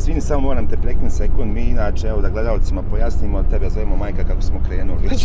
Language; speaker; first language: Bosnian; native; Bosnian